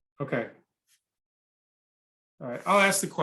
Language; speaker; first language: English; native; English